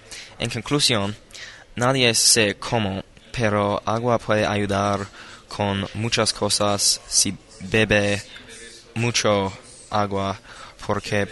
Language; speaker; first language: Spanish; non-native, learner; English